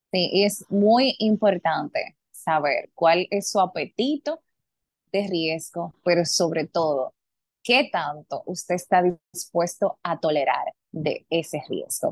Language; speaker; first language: Spanish; native; Spanish